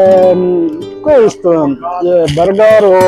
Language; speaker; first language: Portuguese; non-native, learner; Bangla